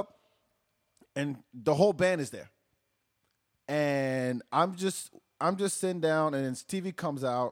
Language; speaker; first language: English; non-native, fluent; Wolof